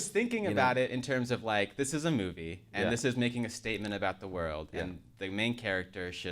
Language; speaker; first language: English; native; English